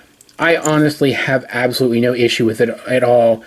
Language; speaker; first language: English; native; English